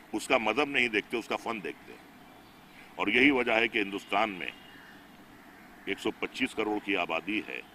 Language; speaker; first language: Hindi; native; Hindi